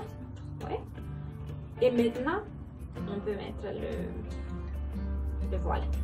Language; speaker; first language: French; non-native, fluent; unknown